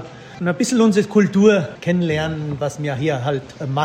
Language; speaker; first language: German; early bilingual, heritage; German